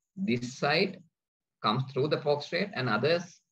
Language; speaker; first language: English; non-native, local second language; Sinhala